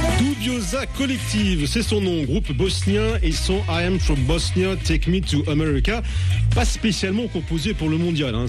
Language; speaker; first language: French; native; French